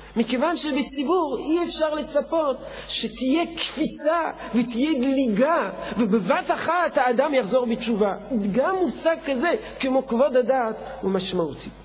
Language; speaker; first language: Hebrew; non-native, fluent; French